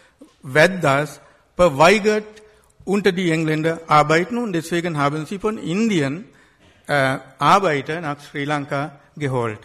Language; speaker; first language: German; non-native, fluent; Sinhala